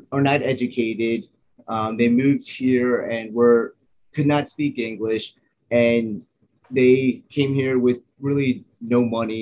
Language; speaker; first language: English; native; English